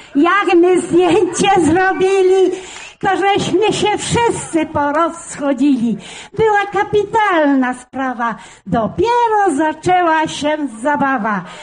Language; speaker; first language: Polish; native; Polish